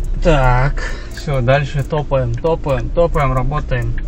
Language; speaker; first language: Russian; non-native, local second language; Kyrgyz